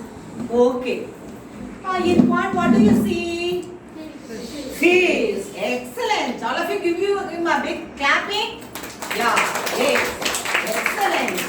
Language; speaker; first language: English; non-native, local second language; Tamil